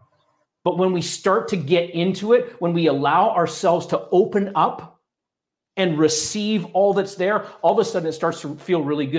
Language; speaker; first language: English; native; English